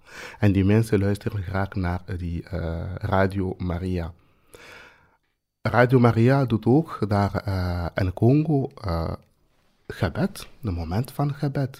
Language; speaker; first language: Dutch; non-native, fluent; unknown